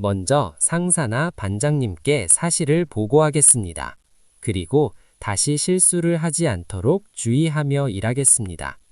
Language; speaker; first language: Korean; non-native, learner; Nepali